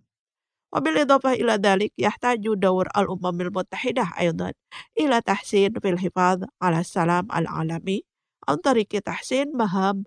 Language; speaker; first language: Arabic; non-native, fluent; Indonesian